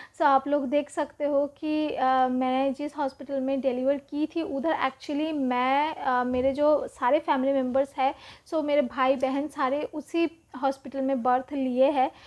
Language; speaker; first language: Hindi; non-native, local second language; Bangla